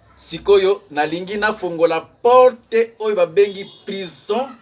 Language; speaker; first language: Lingala; non-native, local second language; Kongo